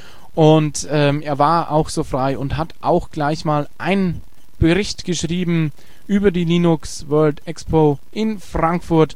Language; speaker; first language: German; native; German